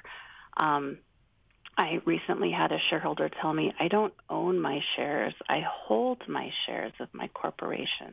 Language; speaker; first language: English; native; English